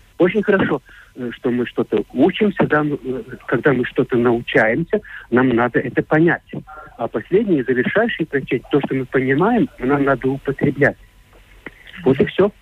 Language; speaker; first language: Russian; non-native, local second language; Latvian